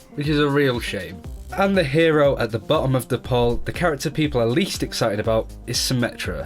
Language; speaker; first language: English; native; English